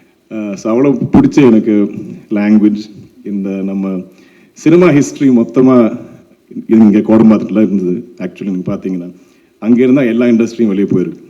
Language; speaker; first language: Tamil; non-native, local second language; Malayalam